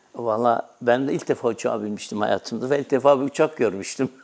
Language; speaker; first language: Turkish; native; Turkish